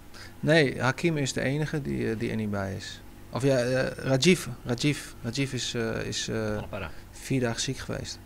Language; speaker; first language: Dutch; native; Dutch